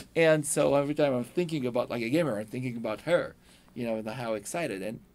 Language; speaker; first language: English; non-native, fluent; Hebrew